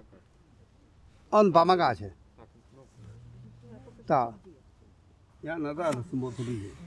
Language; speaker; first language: Russian; non-native, learner; Chinese